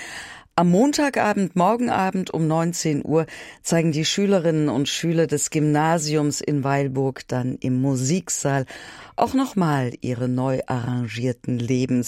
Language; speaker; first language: German; native; German